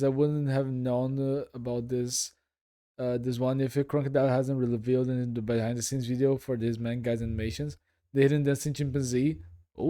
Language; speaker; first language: English; non-native, fluent; Portuguese